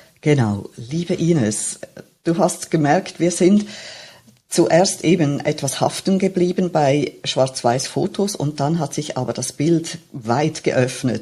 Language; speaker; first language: German; native; German